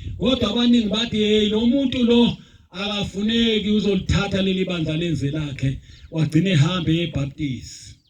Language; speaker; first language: Zulu; native; Zulu